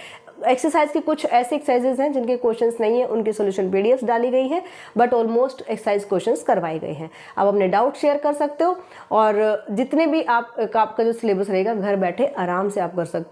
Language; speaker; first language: Hindi; native; Hindi